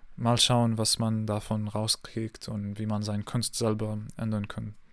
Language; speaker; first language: German; non-native, fluent; English